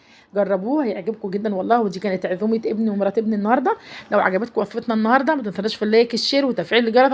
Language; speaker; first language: Arabic; native; Arabic